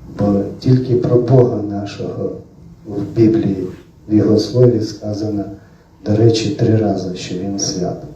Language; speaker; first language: Ukrainian; non-native, local second language; Russian